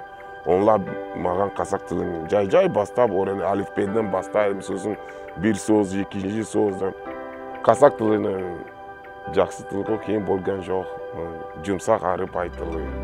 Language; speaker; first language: Kazakh; non-native, learner; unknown